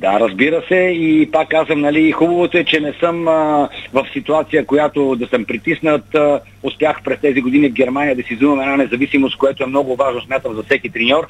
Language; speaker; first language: Bulgarian; native; Bulgarian